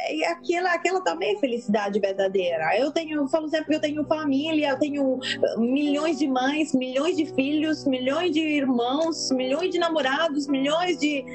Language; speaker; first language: Portuguese; non-native, fluent; Italian